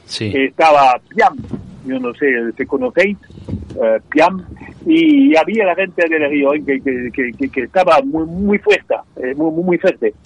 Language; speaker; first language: Spanish; non-native, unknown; French